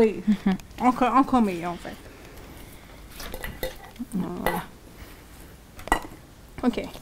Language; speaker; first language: French; non-native, learner; Hindi